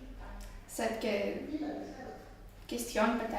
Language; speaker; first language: French; non-native, learner; Greek